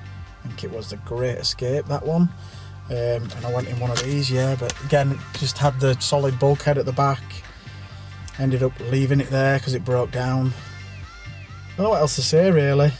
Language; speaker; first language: English; native; English